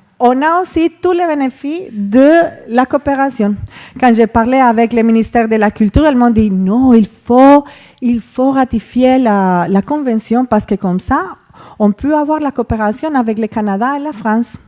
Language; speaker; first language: French; non-native, fluent; Spanish